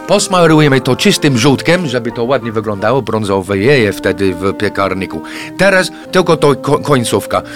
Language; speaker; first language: Polish; non-native, fluent; English